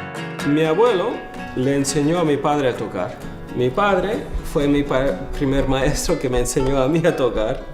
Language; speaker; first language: Spanish; early bilingual, heritage; English